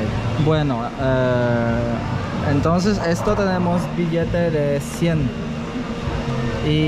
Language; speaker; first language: Spanish; non-native, learner; Polish